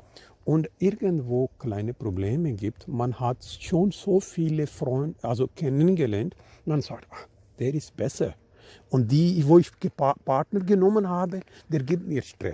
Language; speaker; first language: German; non-native, learner; Urdu